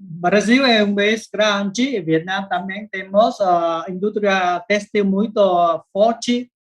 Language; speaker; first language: Spanish; non-native, learner; Vietnamese